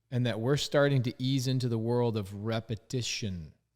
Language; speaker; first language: English; native; English